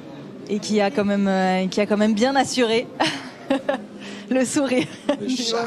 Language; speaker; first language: French; native; French